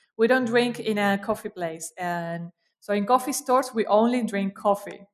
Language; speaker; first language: English; non-native, fluent; Spanish